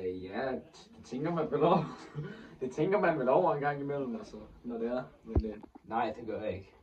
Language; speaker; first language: Danish; native; Danish